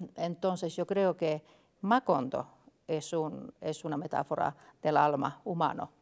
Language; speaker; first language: Spanish; non-native, fluent; Finnish